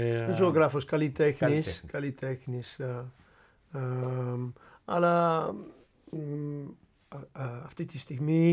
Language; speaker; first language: Greek; non-native, learner; Dutch